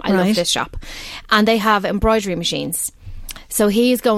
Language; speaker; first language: English; native; English